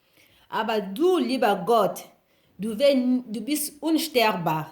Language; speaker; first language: German; non-native, learner; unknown